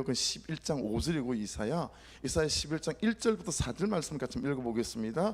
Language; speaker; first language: Korean; native; Korean